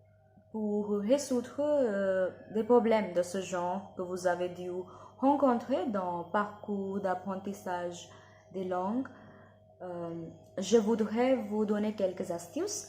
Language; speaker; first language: French; non-native, learner; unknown